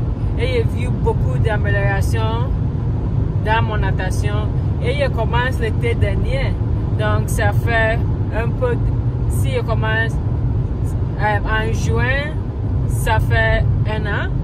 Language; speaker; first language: French; non-native, learner; English